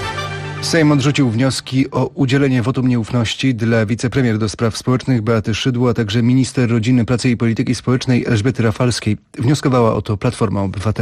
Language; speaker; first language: Polish; native; Polish